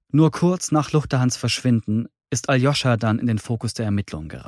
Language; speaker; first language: German; native; German